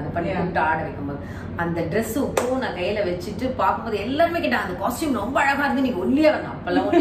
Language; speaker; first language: Tamil; native; Tamil